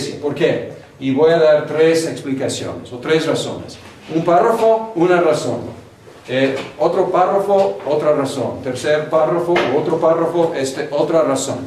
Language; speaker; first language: Spanish; non-native, fluent; English